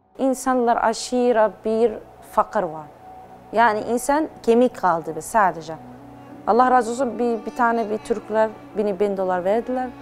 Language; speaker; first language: Turkish; non-native, learner; Arabic